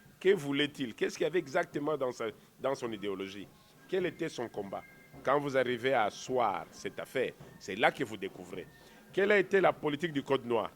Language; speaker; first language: French; non-native, local second language; Kongo